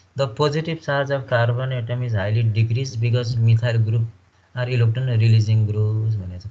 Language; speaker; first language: English; non-native, local second language; Nepali